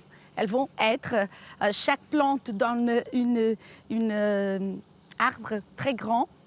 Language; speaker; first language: French; non-native, fluent; Portuguese